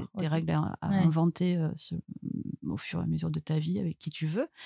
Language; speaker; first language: French; native; French